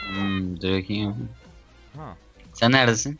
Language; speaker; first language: Turkish; native; Turkish